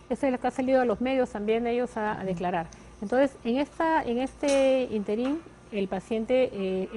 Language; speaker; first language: Spanish; native; Spanish